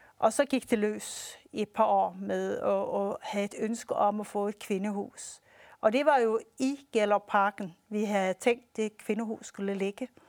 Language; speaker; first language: Danish; early bilingual, heritage; Swedish